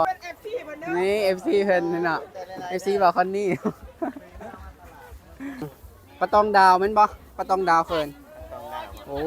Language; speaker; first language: Thai; non-native, local second language; Northeastern Thai